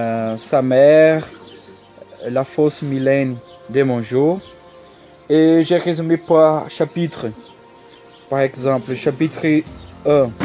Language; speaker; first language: French; non-native, learner; Portuguese